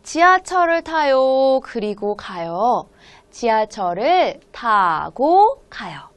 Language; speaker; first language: Korean; non-native, fluent; Hmong